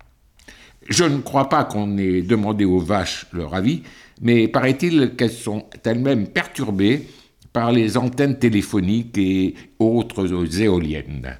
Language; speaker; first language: French; native; French